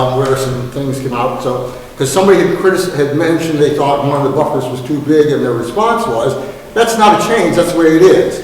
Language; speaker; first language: English; native; English